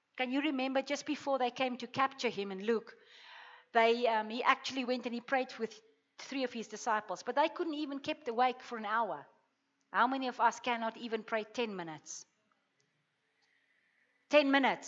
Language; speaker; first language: English; non-native, local second language; Afrikaans